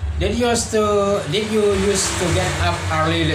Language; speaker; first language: English; non-native, learner; Indonesian